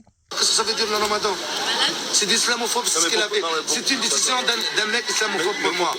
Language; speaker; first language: French; non-native, local second language; Arabic